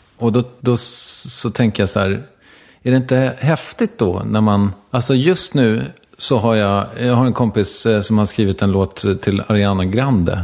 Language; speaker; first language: Swedish; native; Swedish